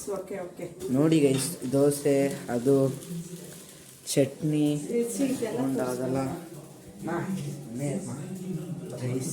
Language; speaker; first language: Kannada; native; Kannada